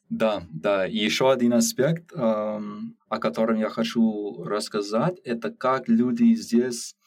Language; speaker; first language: Russian; non-native, fluent; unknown